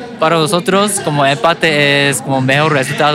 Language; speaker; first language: Spanish; non-native, learner; Korean